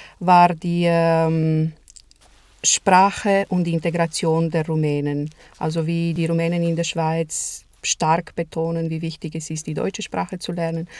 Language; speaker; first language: German; non-native, fluent; Romanian